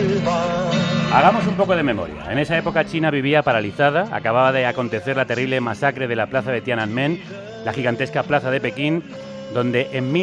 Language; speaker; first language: Spanish; native; Spanish